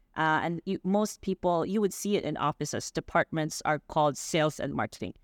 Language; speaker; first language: English; non-native, local second language; Filipino